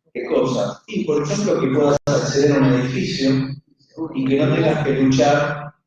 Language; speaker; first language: Spanish; native; Spanish